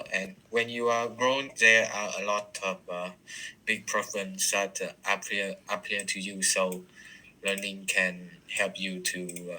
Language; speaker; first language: English; non-native, learner; Vietnamese